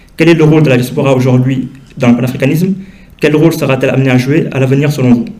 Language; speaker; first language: French; non-native, local second language; Wolof